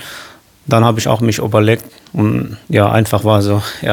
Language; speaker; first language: German; non-native, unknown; Kurdish